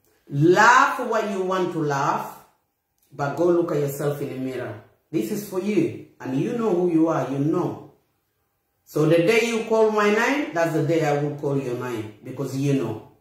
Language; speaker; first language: English; non-native, fluent; Upper Guinea Crioulo